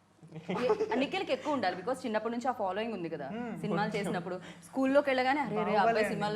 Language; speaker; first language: Telugu; native; Telugu